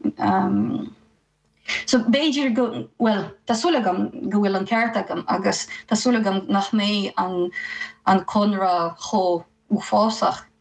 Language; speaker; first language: Irish; non-native, fluent; Ukrainian